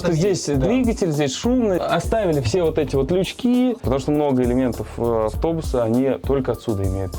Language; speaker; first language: Russian; native; Russian